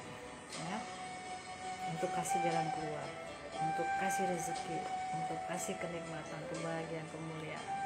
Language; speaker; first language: Indonesian; native; Indonesian